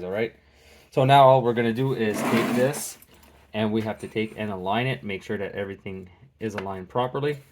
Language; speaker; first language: English; native; English